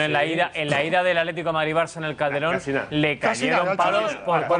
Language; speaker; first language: Spanish; native; Spanish